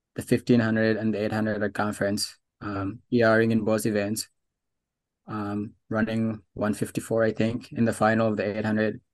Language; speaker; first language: English; non-native, local second language; Arabic